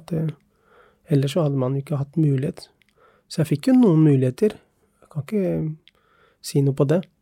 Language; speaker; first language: Norwegian; early bilingual, other home language; Urdu